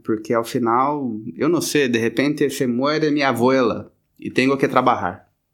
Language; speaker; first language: Portuguese; native; Portuguese